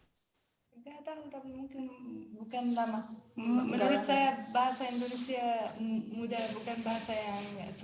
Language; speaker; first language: Indonesian; non-native, learner; Arabic